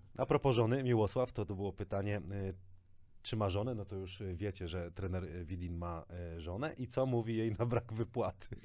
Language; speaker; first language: Polish; native; Polish